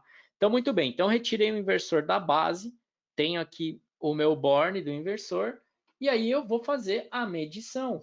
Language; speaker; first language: Portuguese; native; Portuguese